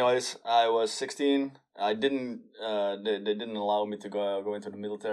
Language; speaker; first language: English; non-native, fluent; Dutch